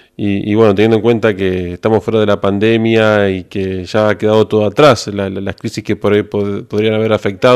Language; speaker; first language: Spanish; native; Spanish